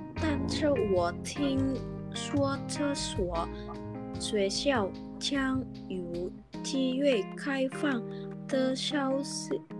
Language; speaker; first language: Chinese; non-native, learner; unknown